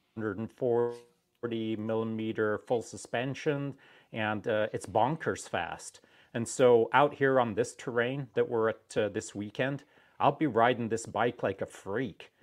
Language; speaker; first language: English; native; English